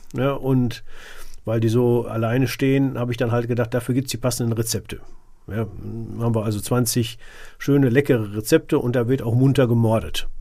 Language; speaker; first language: German; native; German